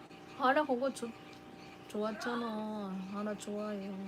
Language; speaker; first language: Korean; non-native, learner; Filipino